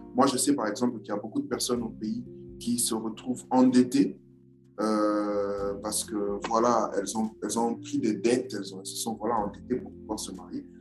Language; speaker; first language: French; non-native, local second language; Lingala